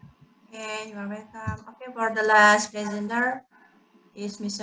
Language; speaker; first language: English; non-native, learner; Indonesian